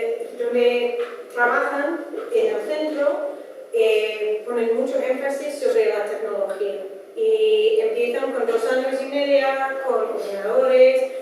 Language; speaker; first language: Spanish; non-native, fluent; Dutch